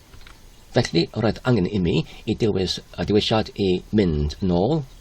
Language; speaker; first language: Welsh; non-native, learner; Polish